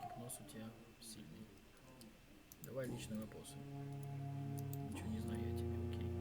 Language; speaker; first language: Russian; native; Russian